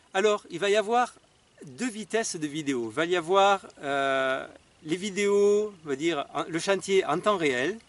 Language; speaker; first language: French; native; French